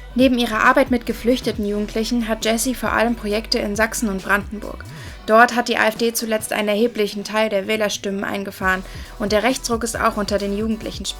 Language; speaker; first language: German; native; German